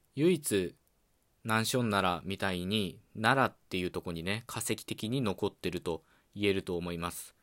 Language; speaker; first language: Japanese; native; Japanese